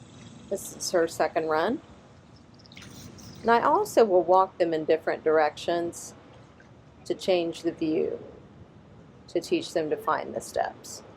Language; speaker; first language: English; native; English